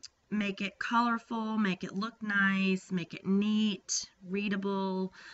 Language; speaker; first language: English; native; English